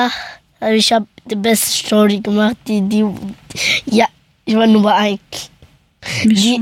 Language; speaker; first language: German; early bilingual, other home language; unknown